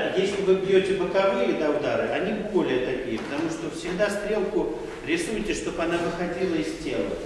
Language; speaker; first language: Russian; native; Russian